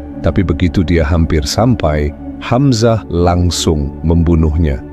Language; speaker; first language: Indonesian; native; Indonesian